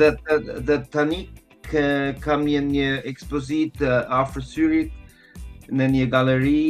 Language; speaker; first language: Albanian; non-native, learner; German